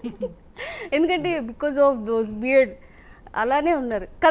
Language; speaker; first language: Telugu; native; Telugu